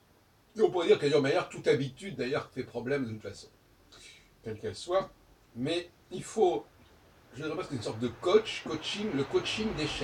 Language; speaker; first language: French; native; French